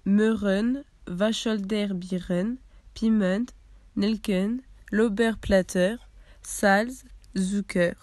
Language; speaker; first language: German; non-native, learner; French